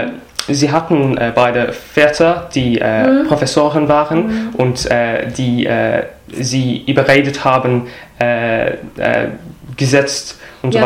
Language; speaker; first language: German; non-native, fluent; English